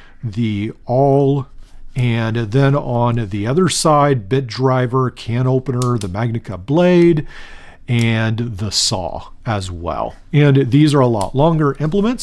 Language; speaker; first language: English; native; English